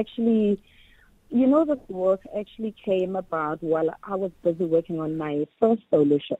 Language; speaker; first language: English; non-native, local second language; Xhosa